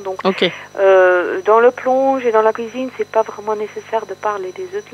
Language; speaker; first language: French; non-native, fluent; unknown